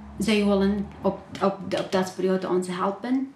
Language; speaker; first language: Dutch; non-native, learner; Arabic